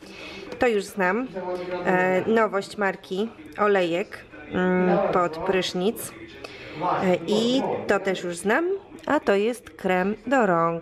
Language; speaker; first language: Polish; native; Polish